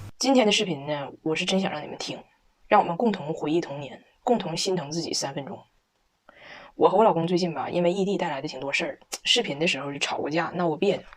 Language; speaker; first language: Chinese; native; Chinese